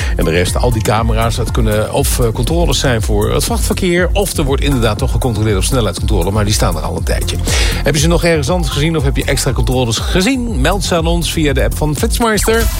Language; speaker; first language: Dutch; native; Dutch